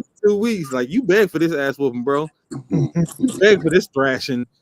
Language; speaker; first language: English; native; English